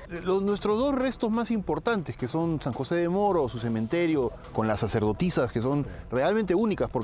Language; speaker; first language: Spanish; native; Spanish